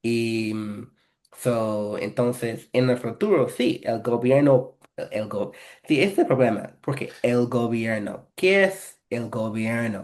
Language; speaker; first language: Spanish; non-native, fluent; English